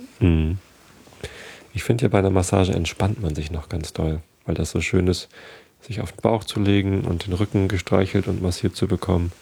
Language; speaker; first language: German; native; German